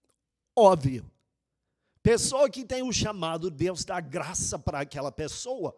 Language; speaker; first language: Portuguese; non-native, fluent; English